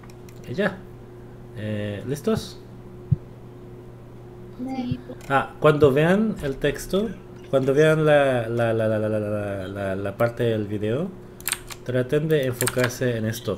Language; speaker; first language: Spanish; non-native, fluent; Korean